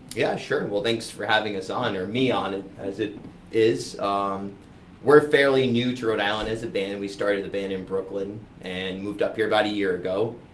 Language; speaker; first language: English; native; English